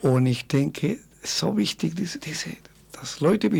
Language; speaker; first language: German; non-native, fluent; Spanish